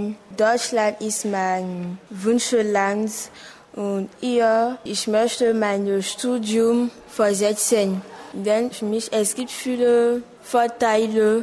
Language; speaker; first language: German; non-native, learner; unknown